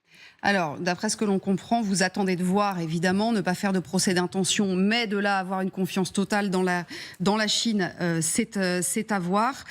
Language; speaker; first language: French; native; French